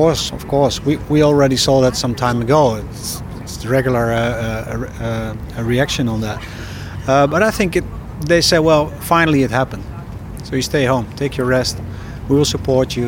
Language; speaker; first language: English; non-native, fluent; Dutch